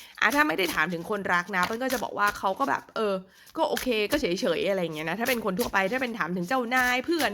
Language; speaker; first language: Thai; native; Thai